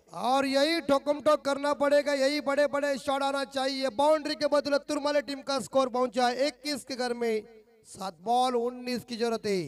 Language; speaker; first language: Hindi; non-native, local second language; Marathi